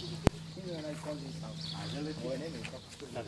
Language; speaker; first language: Serbian; native; Serbian